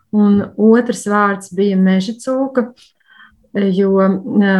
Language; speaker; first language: Latvian; native; Latvian